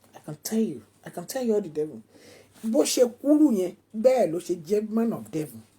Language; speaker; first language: English; non-native, local second language; Yoruba